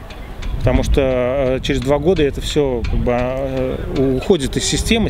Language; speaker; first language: Russian; native; Russian